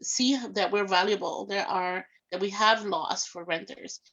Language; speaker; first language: English; early bilingual, other home language; Spanish